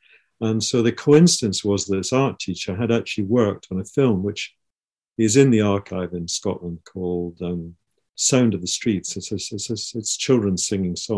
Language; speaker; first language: English; native; English